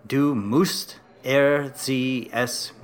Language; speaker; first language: German; non-native, learner; English